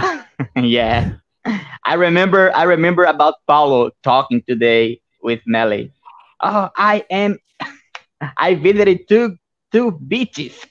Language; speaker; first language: English; non-native, fluent; Portuguese